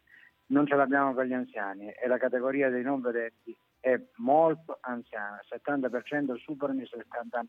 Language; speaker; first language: Italian; native; Italian